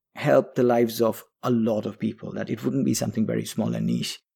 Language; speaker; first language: English; non-native, local second language; Bangla